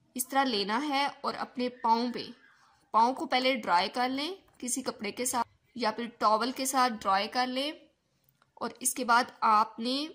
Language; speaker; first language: Urdu; native; Urdu